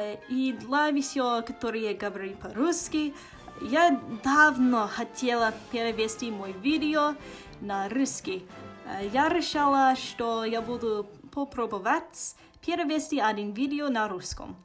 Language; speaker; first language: Russian; non-native, learner; English